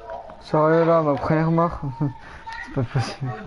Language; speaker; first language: French; native; French